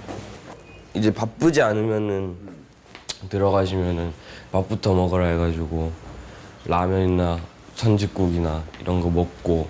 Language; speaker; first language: Korean; early bilingual, other home language; Urdu